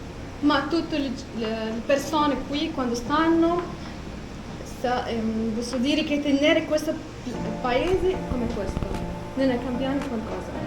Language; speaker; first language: Italian; non-native, learner; Arabic